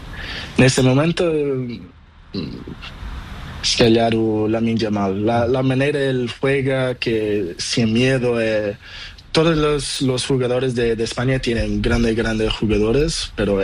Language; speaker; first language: Spanish; non-native, learner; Portuguese